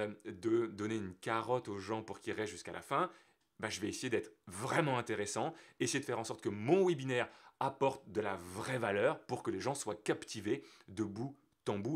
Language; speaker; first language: French; native; French